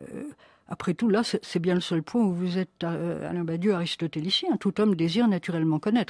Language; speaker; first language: French; native; French